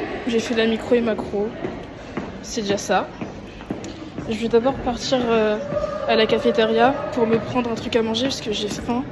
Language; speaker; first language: French; native; French